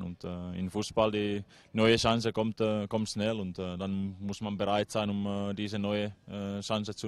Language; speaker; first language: German; non-native, fluent; Finnish